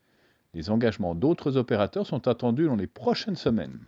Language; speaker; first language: French; native; French